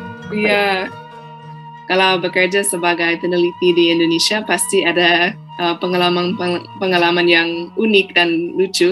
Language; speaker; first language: Indonesian; non-native, fluent; English